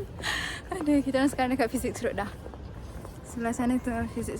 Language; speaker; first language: Malay; native; Malay